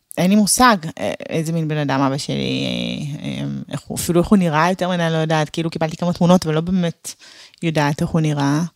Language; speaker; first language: Hebrew; early bilingual, other home language; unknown